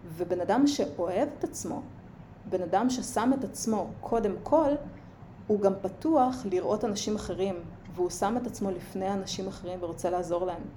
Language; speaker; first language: Hebrew; early bilingual, other home language; Russian